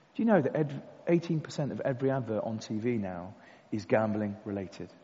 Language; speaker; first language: English; native; English